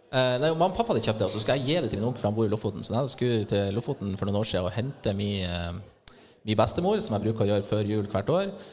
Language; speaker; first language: Norwegian; native; Norwegian